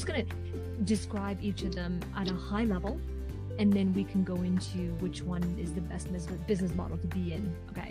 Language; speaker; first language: English; non-native, local second language; Cantonese